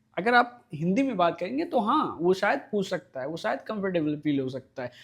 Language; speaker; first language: Hindi; native; Hindi